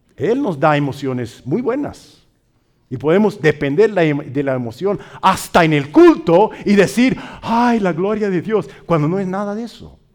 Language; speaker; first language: Spanish; non-native, fluent; English